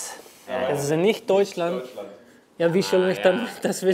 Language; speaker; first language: German; non-native, fluent; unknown